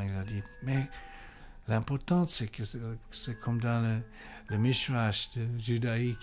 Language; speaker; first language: French; non-native, fluent; English